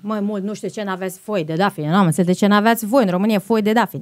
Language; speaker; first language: Romanian; non-native, fluent; Russian